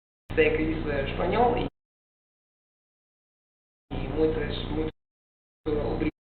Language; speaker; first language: Portuguese; non-native, learner; Italian